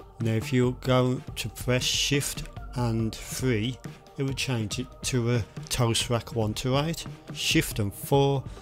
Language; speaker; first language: English; native; English